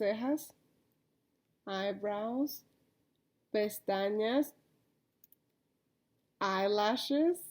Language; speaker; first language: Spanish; early bilingual, heritage; Spanish